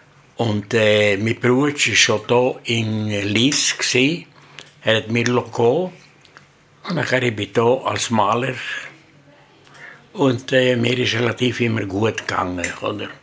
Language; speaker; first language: German; non-native, learner; Italian